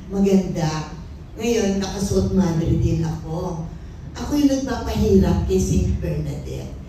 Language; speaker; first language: Filipino; native; Filipino